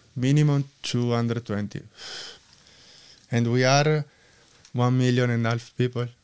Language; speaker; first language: English; non-native, learner; Italian